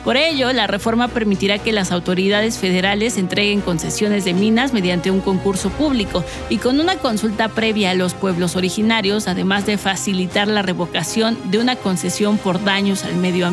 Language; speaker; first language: Spanish; native; Spanish